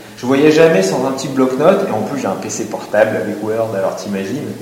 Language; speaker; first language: French; native; French